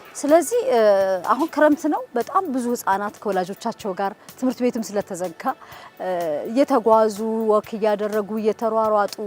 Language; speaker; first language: Amharic; native; Amharic